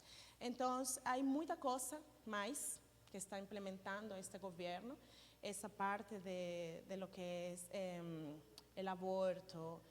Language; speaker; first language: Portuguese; non-native, learner; Spanish